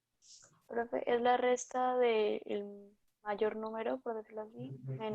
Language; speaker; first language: Spanish; native; Spanish